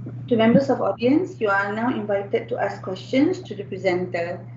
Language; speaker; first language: English; non-native, local second language; Malay